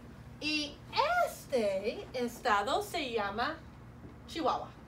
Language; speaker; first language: Spanish; non-native, fluent; English